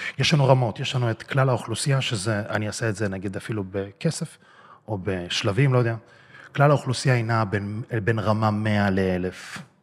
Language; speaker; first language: Hebrew; early bilingual, other home language; Russian